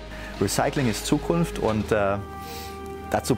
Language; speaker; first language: German; native; German